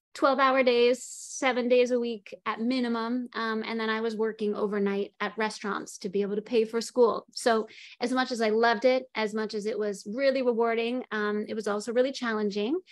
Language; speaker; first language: English; native; English